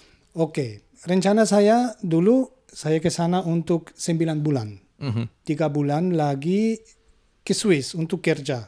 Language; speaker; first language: Indonesian; non-native, learner; German